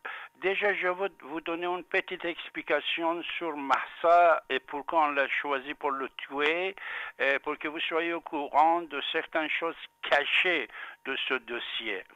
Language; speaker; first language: French; non-native, fluent; Persian